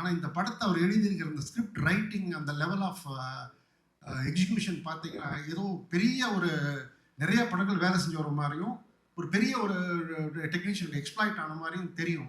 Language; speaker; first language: Tamil; native; Tamil